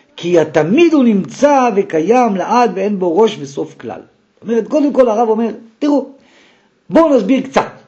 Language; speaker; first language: Hebrew; native; Hebrew